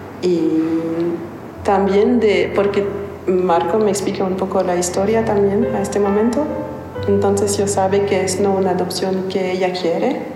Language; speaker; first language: Spanish; non-native, learner; French